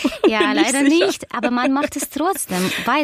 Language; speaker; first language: German; non-native, fluent; Russian